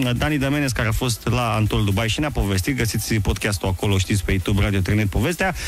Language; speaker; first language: Romanian; native; Romanian